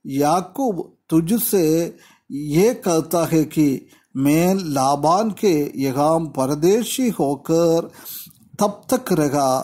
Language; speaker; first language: Hindi; non-native, local second language; Malayalam